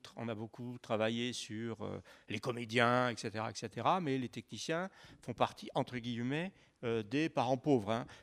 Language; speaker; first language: French; native; French